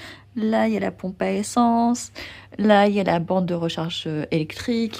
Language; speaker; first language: French; native; French